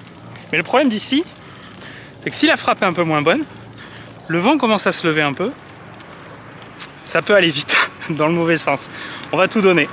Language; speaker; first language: French; native; French